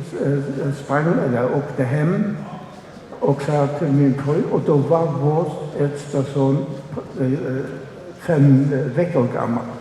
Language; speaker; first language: Swedish; non-native, fluent; German